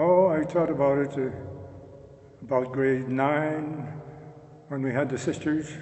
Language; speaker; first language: English; non-native, local second language; French